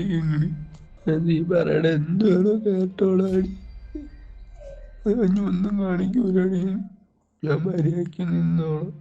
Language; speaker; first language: Malayalam; native; Malayalam